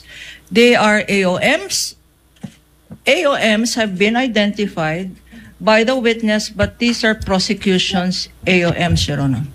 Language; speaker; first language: English; non-native, local second language; Filipino